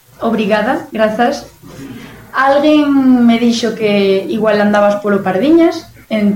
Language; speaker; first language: Galician; native; Galician